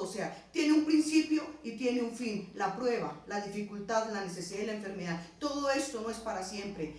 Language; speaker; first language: Spanish; native; Spanish